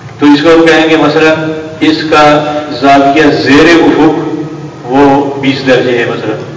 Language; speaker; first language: Urdu; non-native, local second language; Pashto